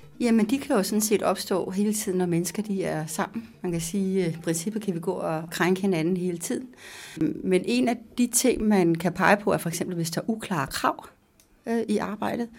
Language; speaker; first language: Danish; native; Danish